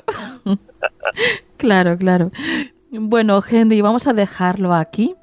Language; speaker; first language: Spanish; native; Spanish